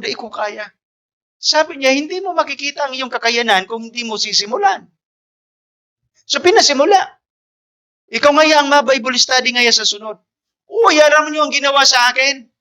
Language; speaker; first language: Filipino; non-native, local second language; Bikol